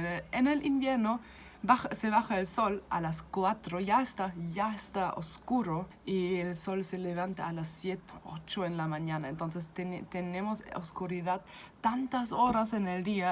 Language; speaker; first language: Spanish; non-native, fluent; German